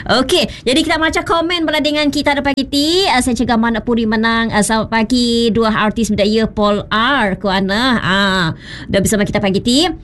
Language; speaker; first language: Malay; non-native, local second language; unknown